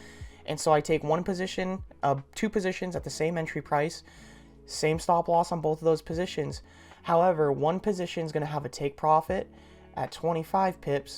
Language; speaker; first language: English; native; English